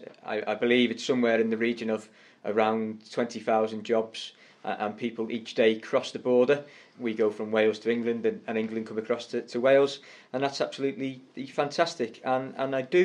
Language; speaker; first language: English; native; English